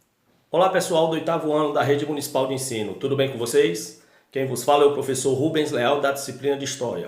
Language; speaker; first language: Portuguese; native; Portuguese